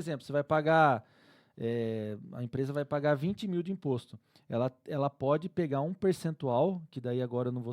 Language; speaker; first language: Portuguese; native; Portuguese